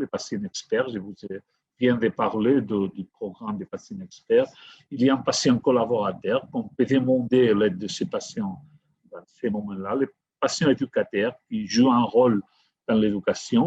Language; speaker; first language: French; non-native, fluent; Catalan